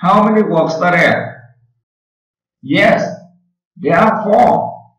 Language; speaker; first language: English; non-native, learner; Vietnamese